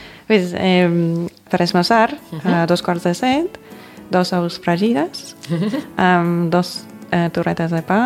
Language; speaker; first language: Catalan; non-native, fluent; English